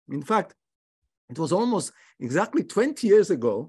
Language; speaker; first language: English; non-native, fluent; Slovak